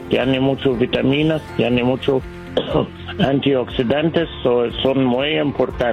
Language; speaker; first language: Spanish; non-native, learner; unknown